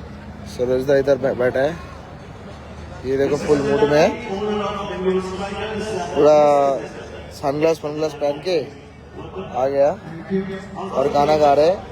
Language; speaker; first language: Hindi; non-native, local second language; Bangla